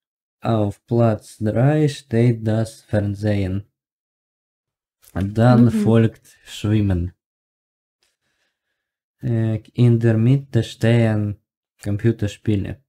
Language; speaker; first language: German; non-native, learner; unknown